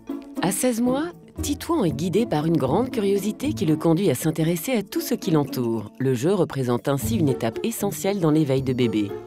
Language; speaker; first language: French; native; French